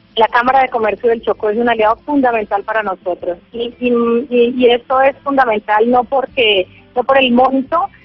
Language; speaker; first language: Spanish; native; Spanish